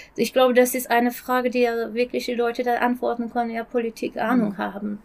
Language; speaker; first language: German; non-native, fluent; Persian